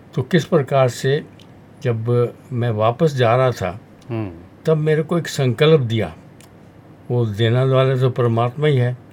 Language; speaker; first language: Hindi; non-native, local second language; Punjabi